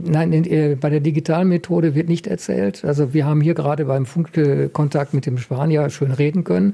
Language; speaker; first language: German; native; German